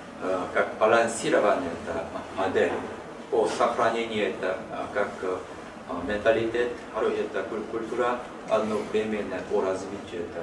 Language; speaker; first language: Russian; non-native, learner; Korean